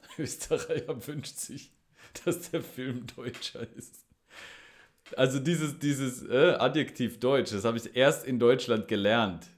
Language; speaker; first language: German; native; German